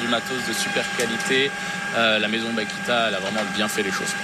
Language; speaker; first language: French; native; French